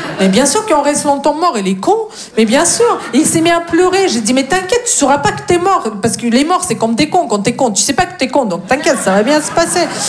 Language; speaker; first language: French; non-native, fluent; Russian